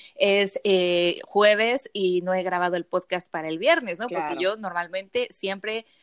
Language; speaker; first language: Spanish; native; Spanish